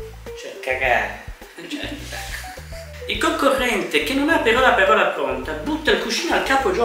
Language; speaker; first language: Italian; native; Italian